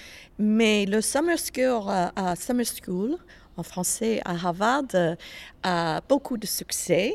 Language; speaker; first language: French; non-native, fluent; English